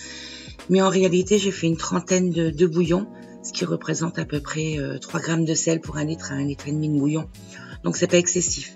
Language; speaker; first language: French; native; French